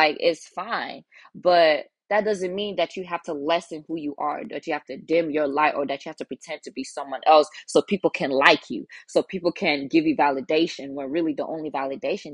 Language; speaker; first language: English; early bilingual, other home language; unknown